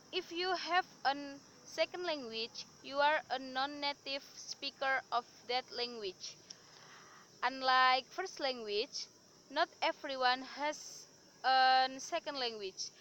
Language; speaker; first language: English; non-native, learner; Indonesian